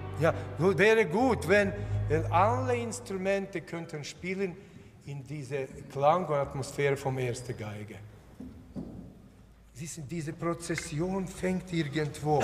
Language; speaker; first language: German; non-native, fluent; Latvian